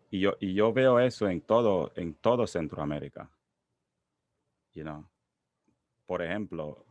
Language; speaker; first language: Spanish; non-native, local second language; English